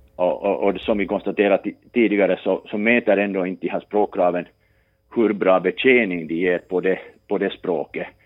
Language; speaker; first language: Swedish; native; Swedish